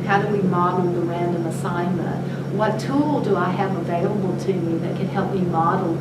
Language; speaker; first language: English; native; English